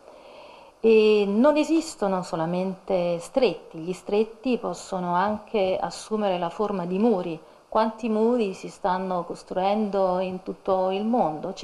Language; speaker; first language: Italian; native; Italian